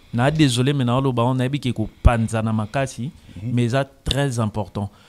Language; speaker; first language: French; non-native, local second language; Lingala